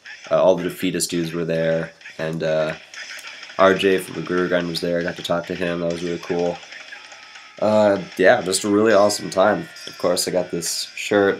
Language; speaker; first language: English; native; English